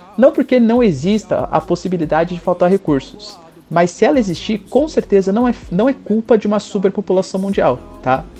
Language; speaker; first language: Portuguese; native; Portuguese